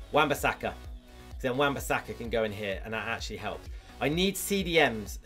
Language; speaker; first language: English; native; English